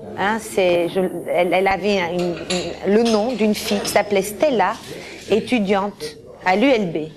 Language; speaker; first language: French; early bilingual, other home language; Portuguese